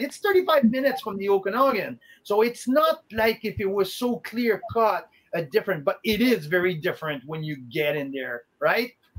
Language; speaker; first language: English; non-native, fluent; French